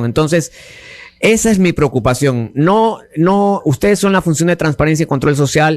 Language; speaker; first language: Spanish; native; Spanish